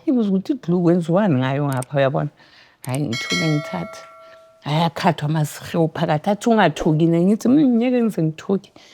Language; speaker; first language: Zulu; native; Zulu